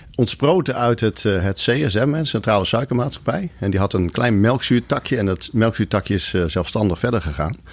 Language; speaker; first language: Dutch; native; Dutch